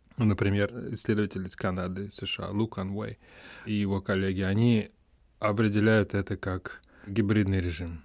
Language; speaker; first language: Russian; native; Russian